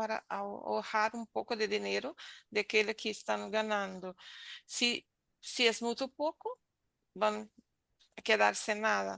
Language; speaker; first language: Spanish; non-native, learner; Portuguese